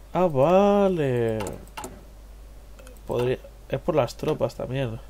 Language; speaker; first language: Spanish; native; Spanish